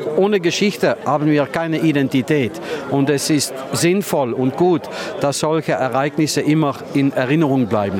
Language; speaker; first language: German; non-native, fluent; Dutch